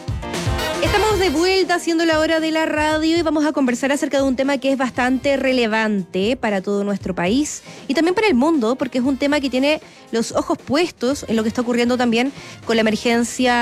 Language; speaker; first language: Spanish; native; Spanish